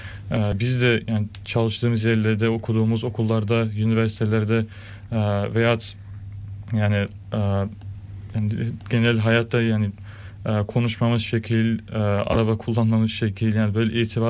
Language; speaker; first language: Turkish; early bilingual, heritage; Turkish